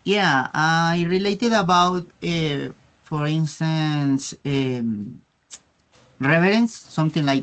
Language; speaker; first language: English; non-native, learner; Spanish